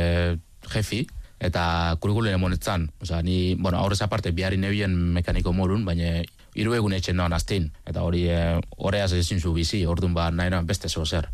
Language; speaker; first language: Basque; non-native, fluent; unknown